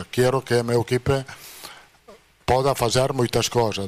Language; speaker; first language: Portuguese; non-native, fluent; Italian